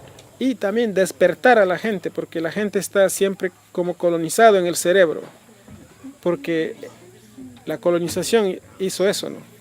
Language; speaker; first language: Spanish; non-native, local second language; Quechua